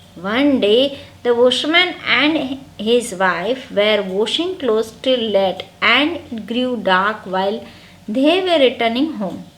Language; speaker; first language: English; non-native, local second language; Gujarati